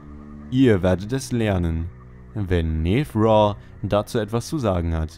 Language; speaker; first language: German; native; German